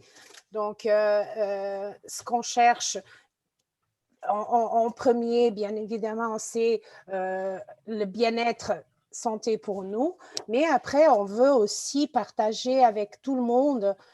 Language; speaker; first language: French; non-native, fluent; Portuguese